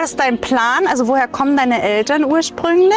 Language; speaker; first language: German; native; German